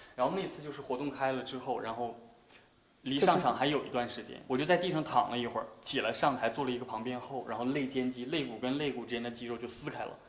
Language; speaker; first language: Chinese; native; Chinese